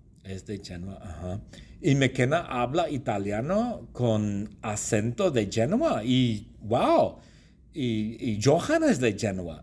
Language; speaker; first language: Spanish; non-native, fluent; English